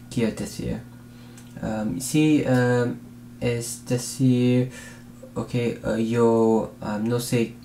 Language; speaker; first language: Spanish; non-native, learner; English